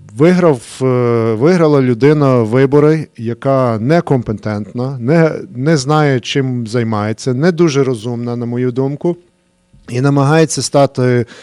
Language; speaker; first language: Ukrainian; early bilingual, heritage; Ukrainian